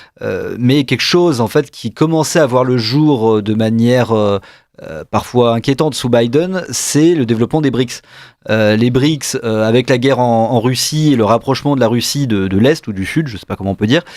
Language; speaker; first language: French; native; French